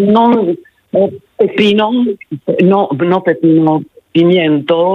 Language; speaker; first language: Spanish; non-native, learner; Italian